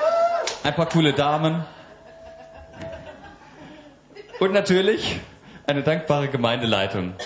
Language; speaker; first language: German; native; German